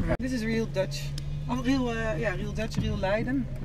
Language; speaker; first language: English; non-native, fluent; Dutch